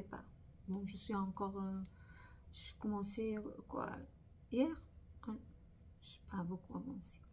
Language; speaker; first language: French; non-native, fluent; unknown